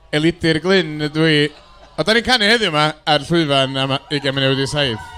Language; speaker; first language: Welsh; native; Welsh